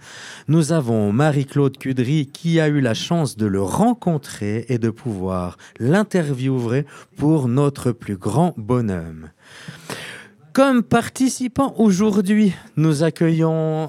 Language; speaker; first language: French; native; French